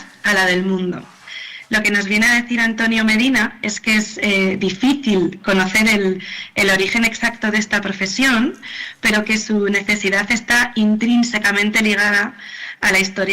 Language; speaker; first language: Spanish; native; Spanish